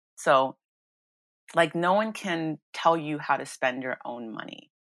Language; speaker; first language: English; early bilingual, other home language; Yoruba